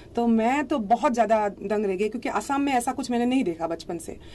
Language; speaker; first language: Hindi; non-native, local second language; Assamese